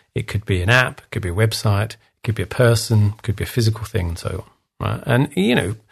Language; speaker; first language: English; native; English